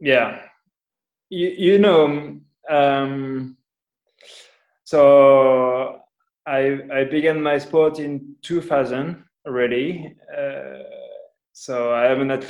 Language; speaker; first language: English; non-native, learner; French